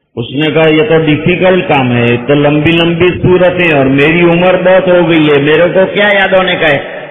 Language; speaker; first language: Urdu; non-native, local second language; Gujarati